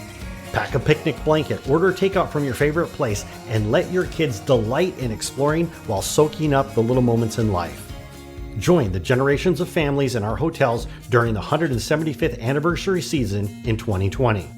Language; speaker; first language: English; native; English